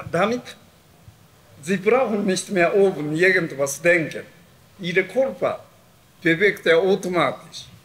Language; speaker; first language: German; non-native, learner; Japanese